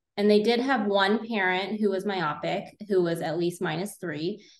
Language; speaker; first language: English; native; English